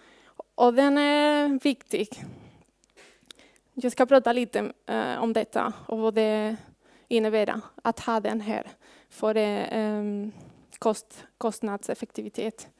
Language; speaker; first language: Swedish; non-native, fluent; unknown